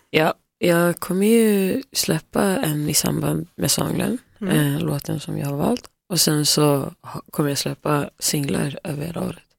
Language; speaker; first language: Swedish; early bilingual, other home language; Somali